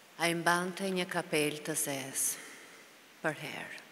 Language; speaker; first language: Italian; non-native, learner; Albanian